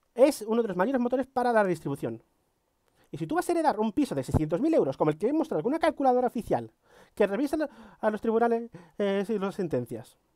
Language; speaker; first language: Spanish; native; Spanish